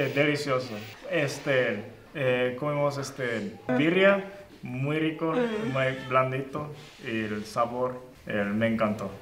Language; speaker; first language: Spanish; non-native, fluent; Japanese